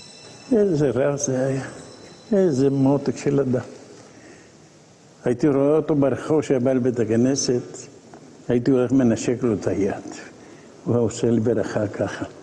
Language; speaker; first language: Hebrew; non-native, fluent; Ladino